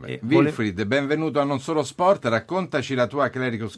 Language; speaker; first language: Italian; native; Italian